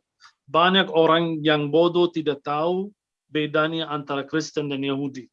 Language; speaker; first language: Indonesian; non-native, fluent; Arabic